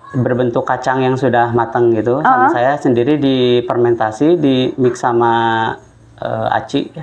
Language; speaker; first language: Indonesian; native; Indonesian